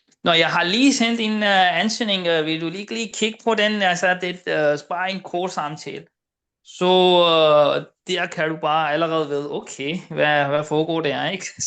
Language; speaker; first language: Danish; non-native, fluent; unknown